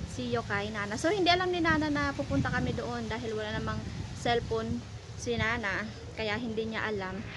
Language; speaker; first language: Filipino; non-native, local second language; Hiligaynon